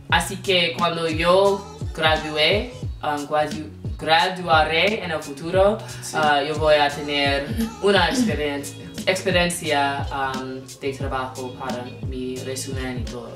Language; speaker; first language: Spanish; non-native, learner; English